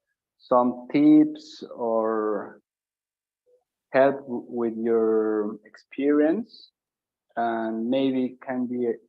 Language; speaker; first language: English; non-native, learner; Spanish